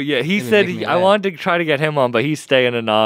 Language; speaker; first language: English; native; English